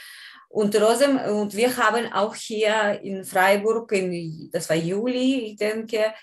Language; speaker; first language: German; non-native, learner; Ukrainian